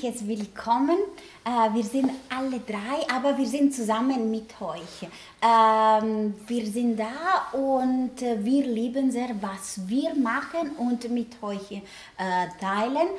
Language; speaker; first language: German; non-native, learner; Italian